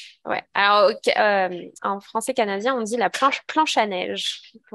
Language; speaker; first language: French; native; French